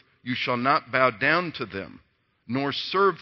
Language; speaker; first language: English; native; English